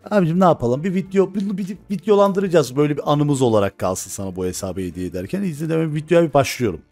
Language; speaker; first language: Turkish; native; Turkish